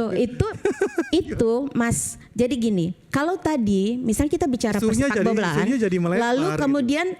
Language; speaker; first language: Indonesian; native; Indonesian